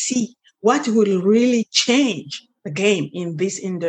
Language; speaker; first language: English; non-native, local second language; French